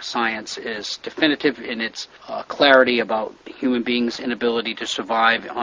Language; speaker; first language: English; native; English